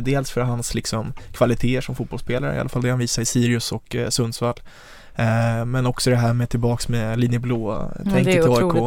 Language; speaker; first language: Swedish; native; Swedish